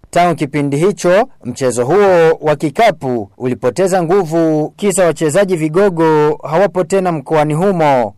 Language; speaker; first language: Swahili; non-native, local second language; Rundi